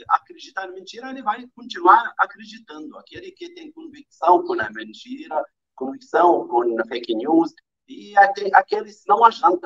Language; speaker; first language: Portuguese; non-native, fluent; Arabic